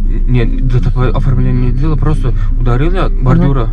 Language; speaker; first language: Russian; non-native, learner; Turkmen